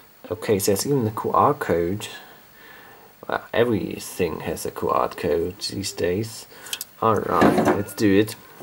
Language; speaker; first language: English; non-native, fluent; German